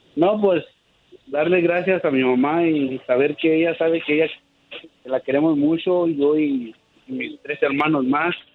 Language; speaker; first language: Spanish; native; Spanish